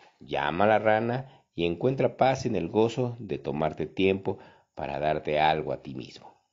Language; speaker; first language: Spanish; native; Spanish